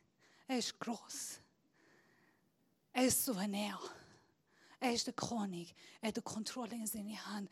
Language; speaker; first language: German; non-native, fluent; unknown